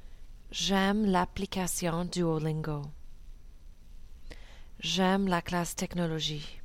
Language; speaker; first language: French; non-native, learner; English